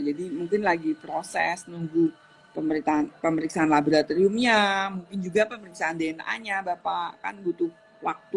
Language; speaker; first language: Indonesian; native; Indonesian